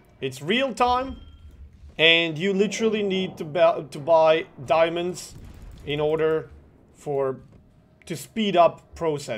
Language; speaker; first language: English; non-native, fluent; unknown